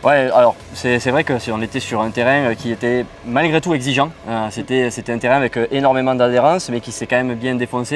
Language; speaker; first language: French; native; French